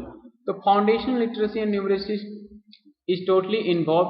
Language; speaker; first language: English; non-native, local second language; Hindi